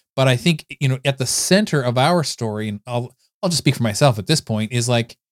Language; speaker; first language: English; native; English